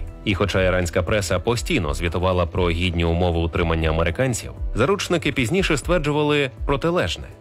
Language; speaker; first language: Ukrainian; native; Ukrainian